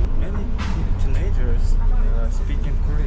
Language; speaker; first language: English; non-native, learner; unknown